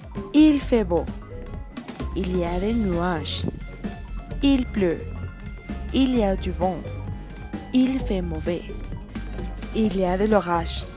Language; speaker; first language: French; non-native, fluent; Spanish